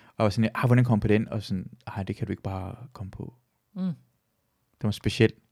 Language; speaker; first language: Danish; non-native, fluent; Persian